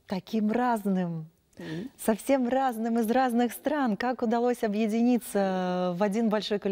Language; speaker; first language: Russian; native; Russian